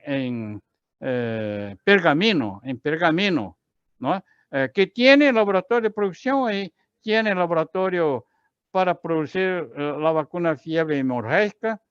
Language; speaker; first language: Spanish; non-native, learner; Portuguese